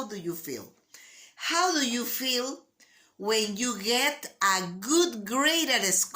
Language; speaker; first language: English; non-native, learner; Spanish